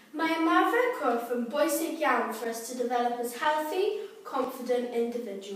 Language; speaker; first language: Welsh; non-native, local second language; English